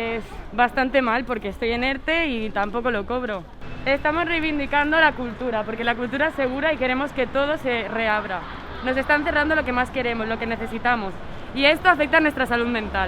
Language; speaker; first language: Spanish; native; Spanish